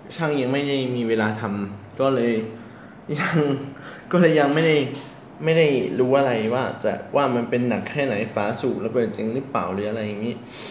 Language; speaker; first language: Thai; non-native, fluent; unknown